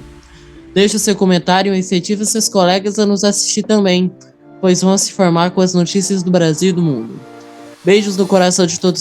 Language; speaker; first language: Portuguese; native; Portuguese